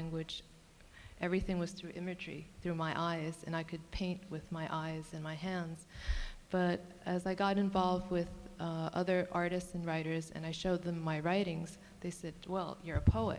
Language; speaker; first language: English; early bilingual, other home language; Cantonese